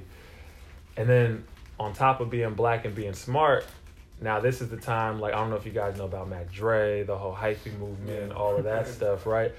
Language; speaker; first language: English; native; English